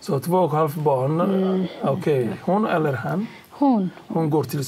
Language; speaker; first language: Swedish; non-native, learner; Somali